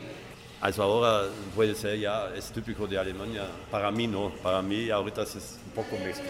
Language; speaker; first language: Spanish; non-native, fluent; German